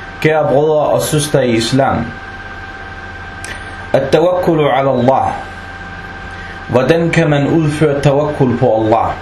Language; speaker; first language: Danish; non-native, fluent; Arabic